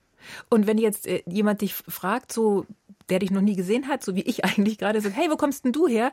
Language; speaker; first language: German; native; German